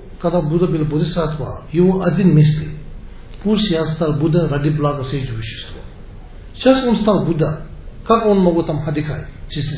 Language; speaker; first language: Russian; non-native, learner; Tibetan